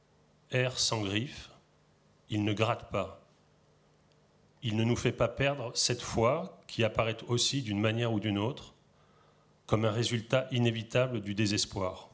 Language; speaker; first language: French; native; French